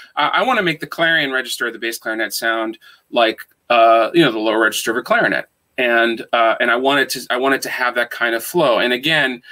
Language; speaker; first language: English; native; English